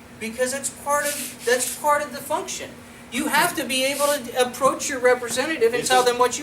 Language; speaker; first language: English; native; English